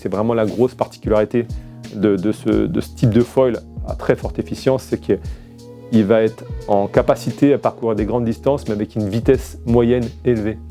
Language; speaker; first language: French; native; French